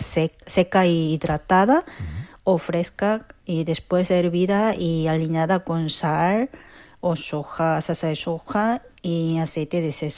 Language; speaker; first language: Spanish; non-native, fluent; Korean